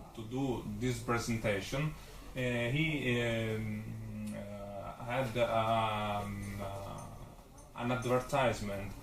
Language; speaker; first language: English; non-native, learner; Italian